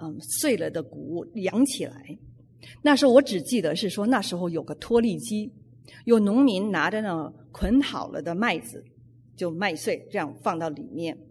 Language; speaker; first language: Chinese; native; Chinese